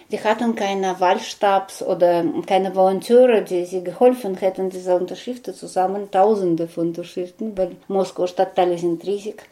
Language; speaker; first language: German; non-native, fluent; Russian